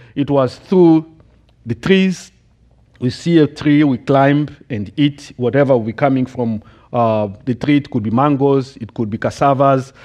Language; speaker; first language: English; non-native, fluent; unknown